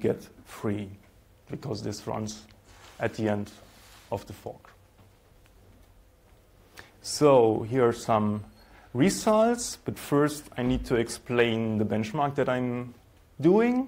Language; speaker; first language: English; non-native, fluent; German